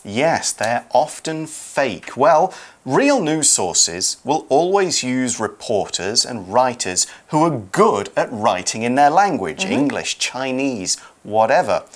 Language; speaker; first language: English; native; English